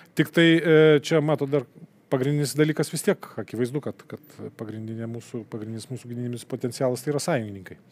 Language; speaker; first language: Lithuanian; native; Lithuanian